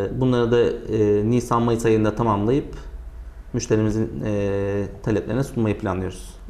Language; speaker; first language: Turkish; native; Turkish